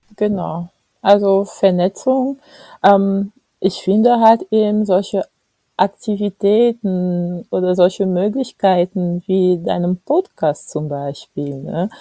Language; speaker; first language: German; non-native, fluent; French